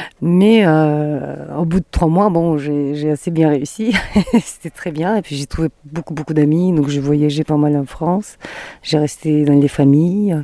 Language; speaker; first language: French; non-native, fluent; Mongolian